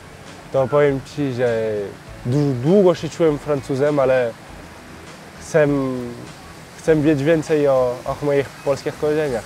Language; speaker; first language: Polish; early bilingual, heritage; French